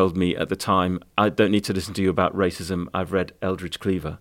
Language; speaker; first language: English; native; English